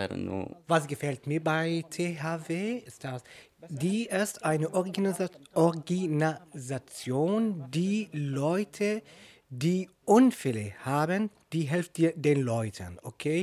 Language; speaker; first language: German; non-native, fluent; Arabic